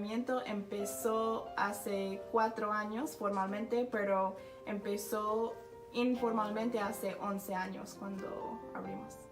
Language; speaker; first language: Spanish; non-native, fluent; English